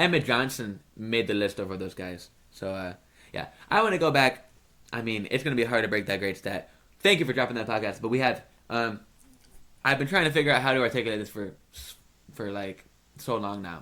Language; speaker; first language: English; native; English